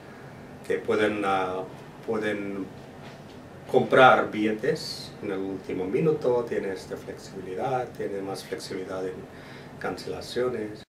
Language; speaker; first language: Spanish; non-native, fluent; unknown